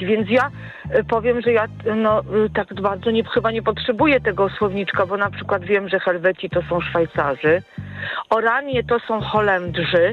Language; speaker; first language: Polish; native; Polish